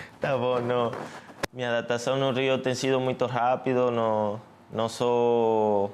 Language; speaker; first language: Portuguese; non-native, learner; Spanish